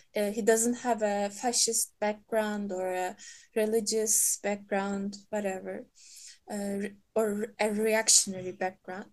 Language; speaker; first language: English; non-native, fluent; Turkish